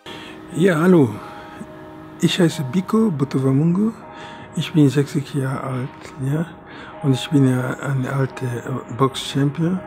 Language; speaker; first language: German; non-native, fluent; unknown